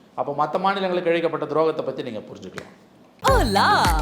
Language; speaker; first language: Tamil; native; Tamil